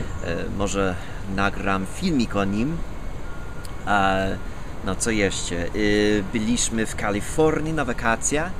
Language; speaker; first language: Polish; non-native, fluent; English